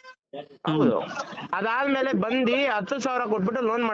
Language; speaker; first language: Kannada; native; Kannada